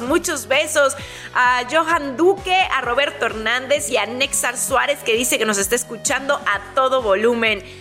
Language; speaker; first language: Spanish; native; Spanish